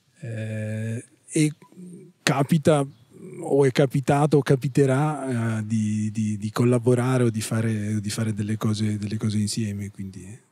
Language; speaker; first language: Italian; native; Italian